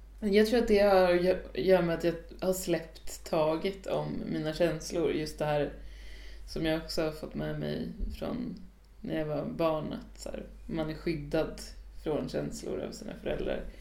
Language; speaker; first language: Swedish; native; Swedish